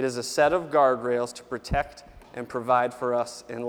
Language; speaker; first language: English; native; English